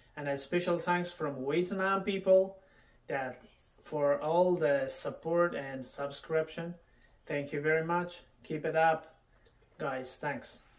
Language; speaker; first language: English; non-native, fluent; Persian